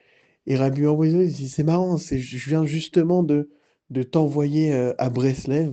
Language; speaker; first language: French; native; French